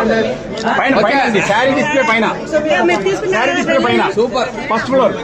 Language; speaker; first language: Telugu; native; Telugu